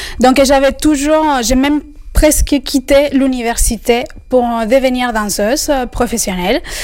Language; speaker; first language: French; non-native, fluent; Spanish